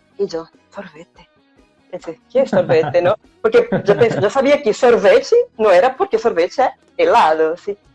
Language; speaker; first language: Spanish; non-native, fluent; Portuguese